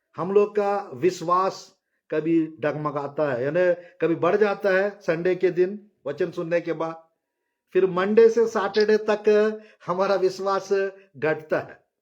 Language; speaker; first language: Hindi; non-native, local second language; Telugu